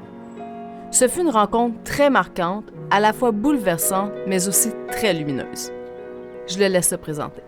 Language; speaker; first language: French; native; French